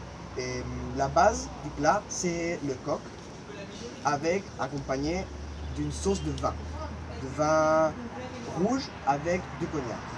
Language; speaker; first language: French; non-native, fluent; Spanish